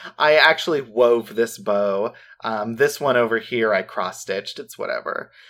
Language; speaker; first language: English; native; English